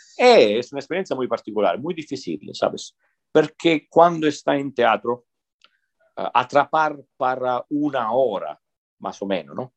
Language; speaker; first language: Spanish; non-native, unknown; Italian